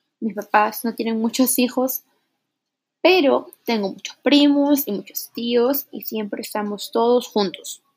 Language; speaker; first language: Spanish; early bilingual, heritage; Spanish